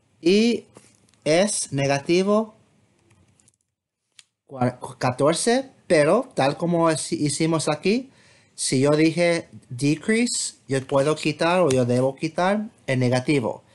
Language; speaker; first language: Spanish; non-native, fluent; English